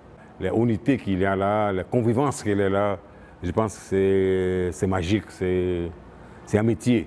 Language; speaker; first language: French; non-native, fluent; Portuguese